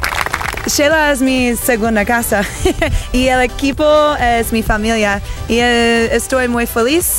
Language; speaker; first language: Spanish; non-native, learner; English